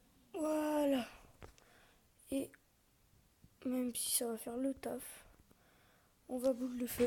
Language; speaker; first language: French; native; French